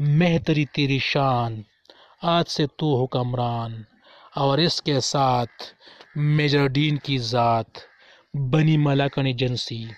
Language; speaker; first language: Urdu; non-native, local second language; Pashto